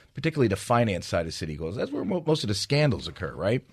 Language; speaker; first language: English; native; English